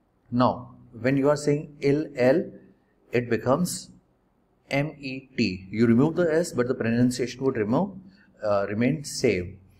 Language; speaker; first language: English; non-native, local second language; Hindi